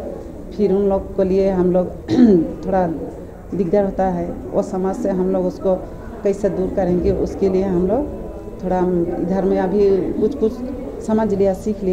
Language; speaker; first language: Hindi; non-native, local second language; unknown